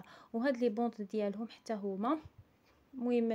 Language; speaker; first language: Arabic; native; Arabic